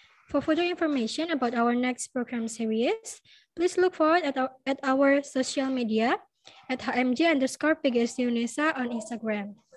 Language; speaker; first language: English; non-native, fluent; Indonesian